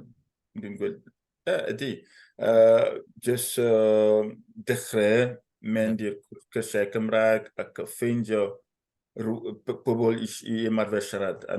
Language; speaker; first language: Welsh; non-native, fluent; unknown